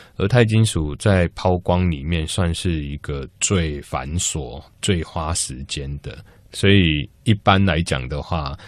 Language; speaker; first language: Chinese; native; Chinese